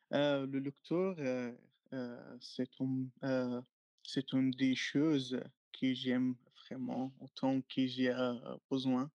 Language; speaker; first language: French; non-native, learner; Arabic